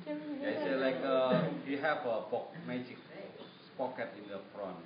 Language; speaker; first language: English; non-native, learner; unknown